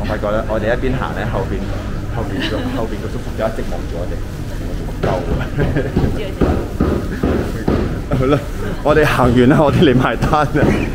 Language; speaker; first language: Cantonese; native; Cantonese